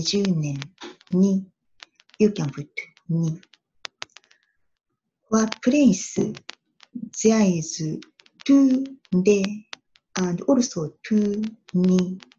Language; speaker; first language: English; non-native, learner; Japanese